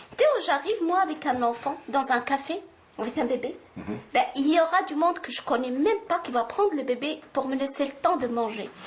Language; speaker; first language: French; non-native, local second language; Arabic